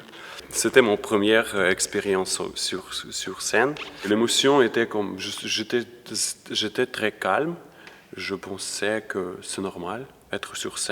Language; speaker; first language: French; non-native, fluent; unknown